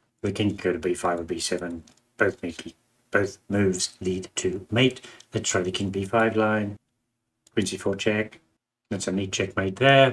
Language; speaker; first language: English; native; English